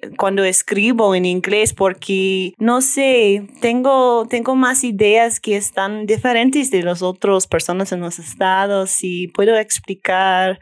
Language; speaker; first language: Spanish; non-native, learner; English